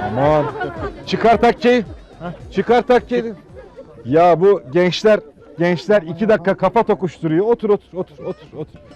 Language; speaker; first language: Turkish; native; Turkish